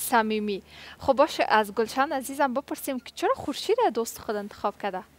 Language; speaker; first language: Persian; native; Persian